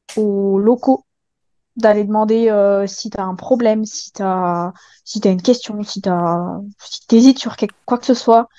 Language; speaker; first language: French; native; French